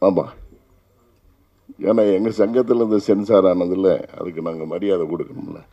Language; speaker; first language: Tamil; native; Tamil